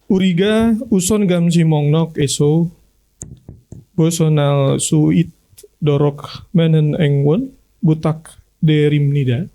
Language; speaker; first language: Korean; non-native, learner; Indonesian